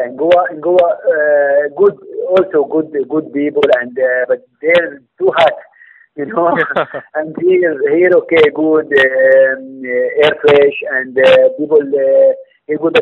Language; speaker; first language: English; non-native, learner; Arabic